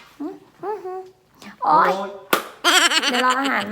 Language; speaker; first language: Korean; non-native, learner; Thai